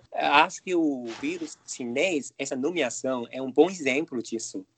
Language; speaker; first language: Portuguese; non-native, fluent; Chinese